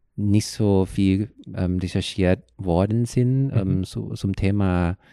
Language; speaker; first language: German; non-native, fluent; Thai